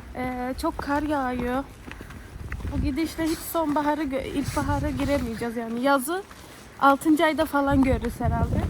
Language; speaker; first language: Turkish; early bilingual, heritage; Turkish